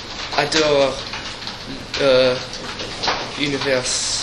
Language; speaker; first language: French; non-native, learner; English